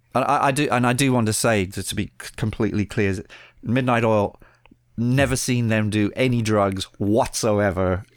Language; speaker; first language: English; early bilingual, other home language; Spanish